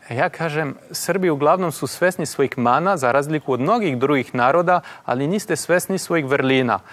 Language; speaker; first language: Croatian; non-native, fluent; French